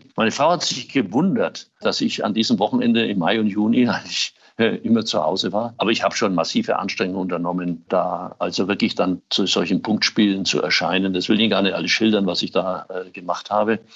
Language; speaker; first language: German; native; German